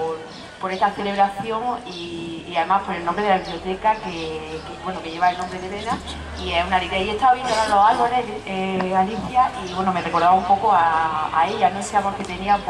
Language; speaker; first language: Spanish; native; Spanish